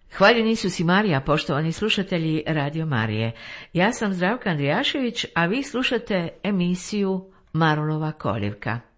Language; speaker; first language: Croatian; native; Croatian